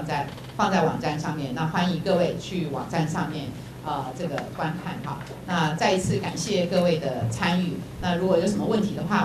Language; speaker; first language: Chinese; native; Chinese